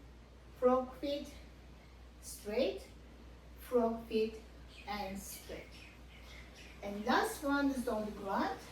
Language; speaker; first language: English; non-native, fluent; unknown